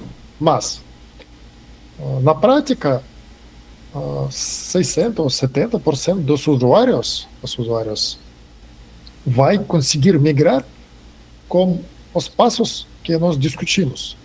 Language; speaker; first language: Portuguese; non-native, fluent; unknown